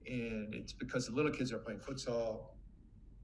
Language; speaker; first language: English; native; English